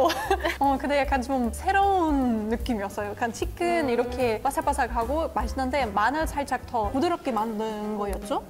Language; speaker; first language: Korean; non-native, fluent; German